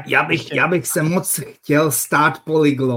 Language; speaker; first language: Czech; non-native, fluent; Polish